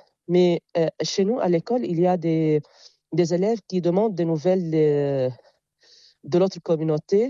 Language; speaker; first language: French; non-native, local second language; Arabic